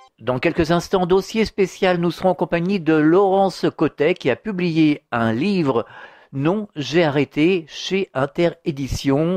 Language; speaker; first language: French; native; French